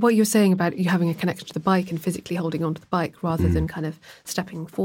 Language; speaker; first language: English; native; English